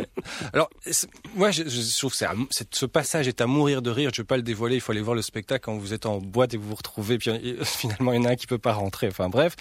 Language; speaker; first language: French; native; French